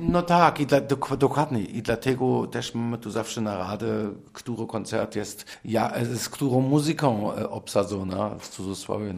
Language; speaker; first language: Polish; non-native, fluent; German